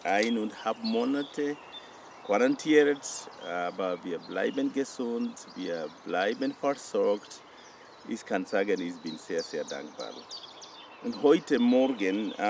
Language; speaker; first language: German; non-native, learner; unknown